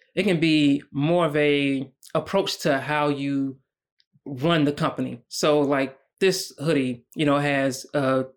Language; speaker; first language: English; native; English